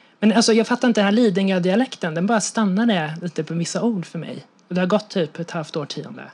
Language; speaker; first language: Swedish; native; Swedish